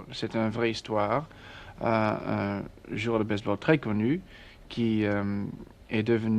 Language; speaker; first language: French; non-native, learner; English